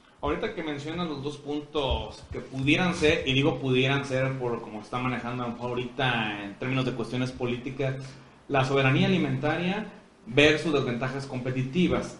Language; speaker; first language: Spanish; native; Spanish